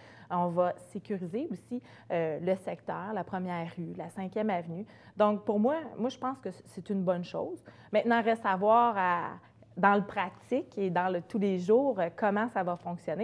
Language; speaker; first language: French; native; French